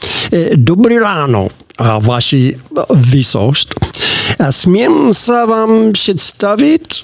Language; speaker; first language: Slovak; non-native, learner; English